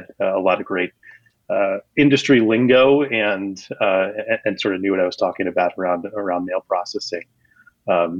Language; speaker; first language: English; native; English